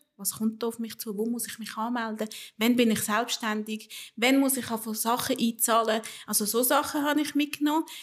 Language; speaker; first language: German; early bilingual, other home language; Spanish